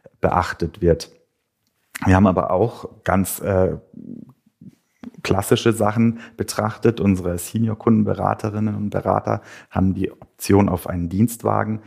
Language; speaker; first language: German; native; German